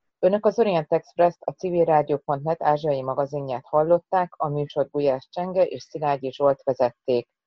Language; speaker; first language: Hungarian; native; Hungarian